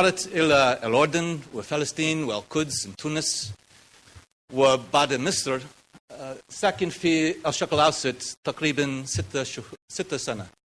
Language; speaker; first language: Arabic; non-native, learner; English